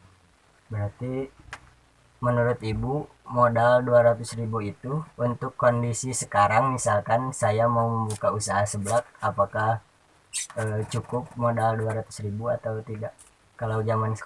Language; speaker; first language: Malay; non-native, local second language; Sundanese